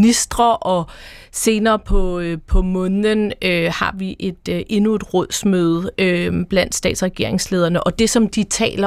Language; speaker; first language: Danish; native; Danish